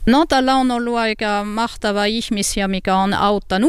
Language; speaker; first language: Finnish; non-native, learner; French